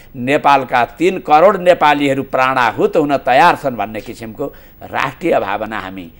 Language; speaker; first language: Nepali; native; Nepali